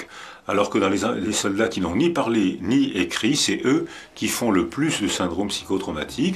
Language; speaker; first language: French; native; French